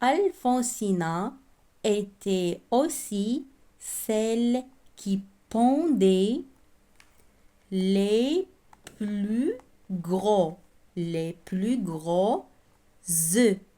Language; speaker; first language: French; non-native, local second language; Arabic